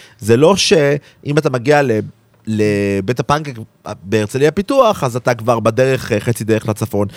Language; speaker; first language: Hebrew; native; Hebrew